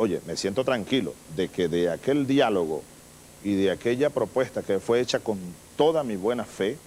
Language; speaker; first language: Spanish; native; Spanish